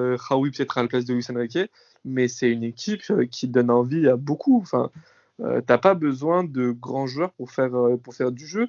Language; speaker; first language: French; native; French